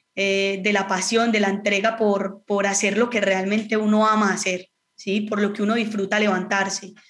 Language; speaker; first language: Spanish; native; Spanish